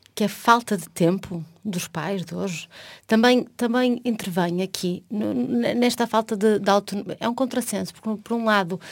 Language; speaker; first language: Portuguese; non-native, fluent; Swedish